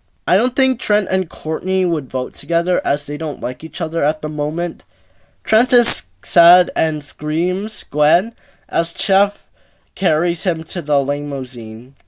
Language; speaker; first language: English; native; English